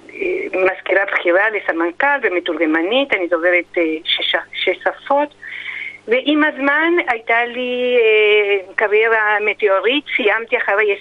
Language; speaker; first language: Hebrew; non-native, fluent; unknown